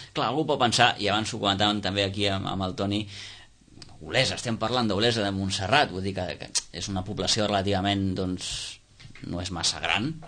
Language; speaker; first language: Catalan; native; Catalan